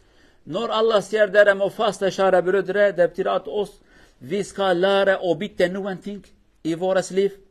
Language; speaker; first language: Norwegian; non-native, learner; Kurdish